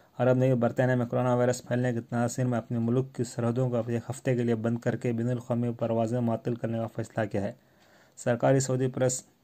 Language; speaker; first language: Urdu; native; Urdu